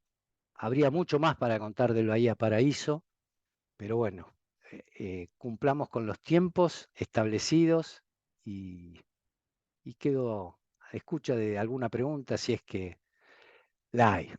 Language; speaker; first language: Spanish; native; Spanish